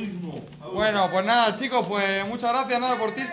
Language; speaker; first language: Spanish; native; Spanish